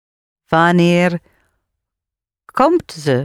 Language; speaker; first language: Dutch; non-native, learner; English